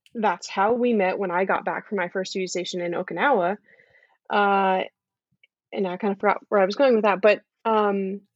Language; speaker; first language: English; native; English